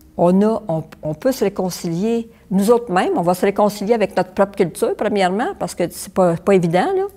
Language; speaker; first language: French; native; French